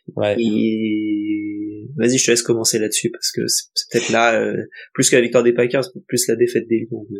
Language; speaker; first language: French; native; French